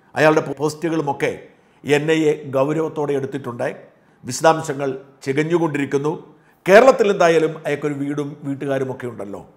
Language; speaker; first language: Malayalam; native; Malayalam